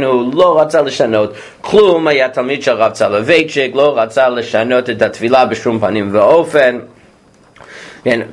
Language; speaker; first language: Hebrew; non-native, fluent; English